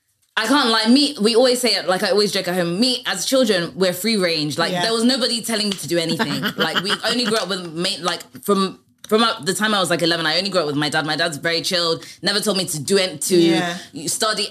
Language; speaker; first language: English; native; English